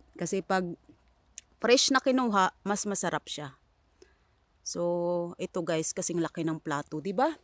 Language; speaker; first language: Filipino; non-native, local second language; Cebuano